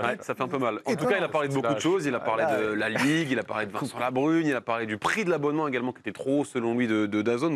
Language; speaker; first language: French; native; French